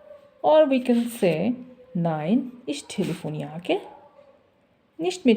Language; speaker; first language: German; non-native, fluent; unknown